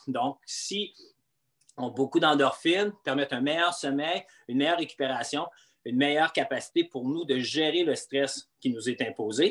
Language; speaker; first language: French; native; French